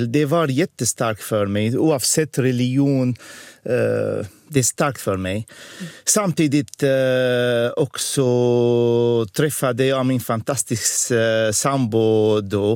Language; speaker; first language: Swedish; non-native, fluent; Arabic